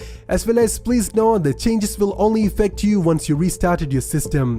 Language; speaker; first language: English; non-native, fluent; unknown